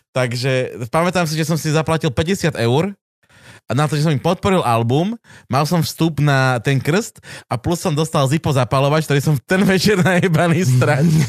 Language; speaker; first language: Slovak; native; Slovak